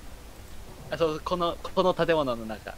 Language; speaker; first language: Japanese; native; Japanese